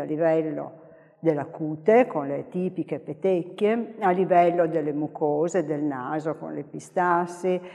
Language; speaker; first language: Italian; native; Italian